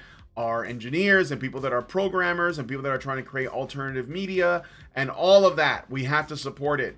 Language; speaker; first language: English; native; English